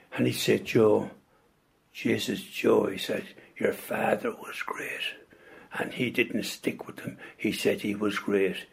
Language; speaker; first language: English; native; English